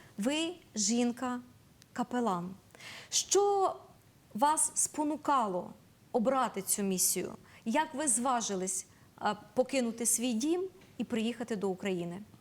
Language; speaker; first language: Ukrainian; native; Ukrainian